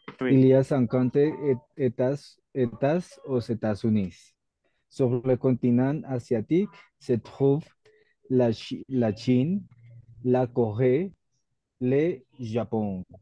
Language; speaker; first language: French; non-native, learner; Spanish